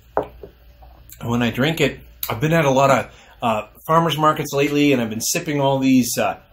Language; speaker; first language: English; native; English